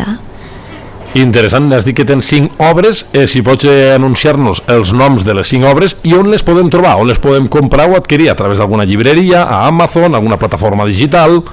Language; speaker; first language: Catalan; native; Catalan